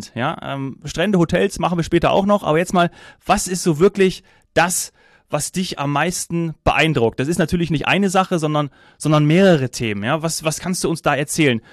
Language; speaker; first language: German; native; German